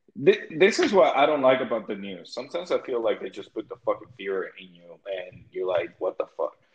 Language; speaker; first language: English; early bilingual, other home language; Spanish